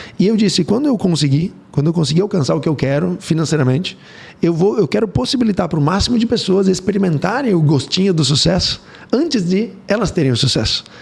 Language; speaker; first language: Portuguese; early bilingual, heritage; Portuguese